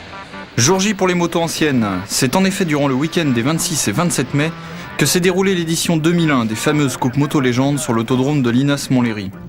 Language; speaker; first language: French; native; French